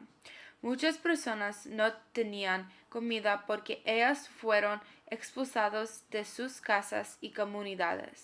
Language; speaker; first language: Spanish; non-native, learner; English